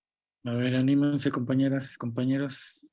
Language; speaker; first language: Spanish; native; Spanish